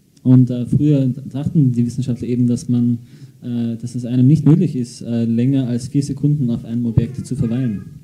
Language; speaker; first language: German; native; German